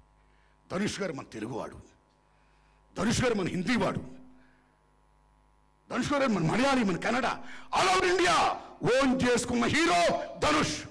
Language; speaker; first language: Telugu; native; Telugu